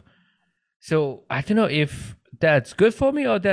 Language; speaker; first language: English; non-native, local second language; Chinese